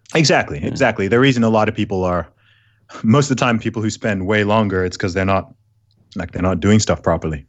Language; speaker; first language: English; early bilingual, other home language; Arabic